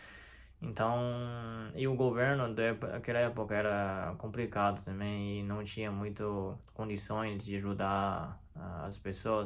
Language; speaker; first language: Portuguese; non-native, fluent; Chinese